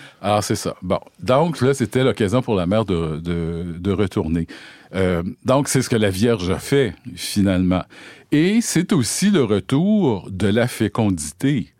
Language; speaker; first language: French; native; French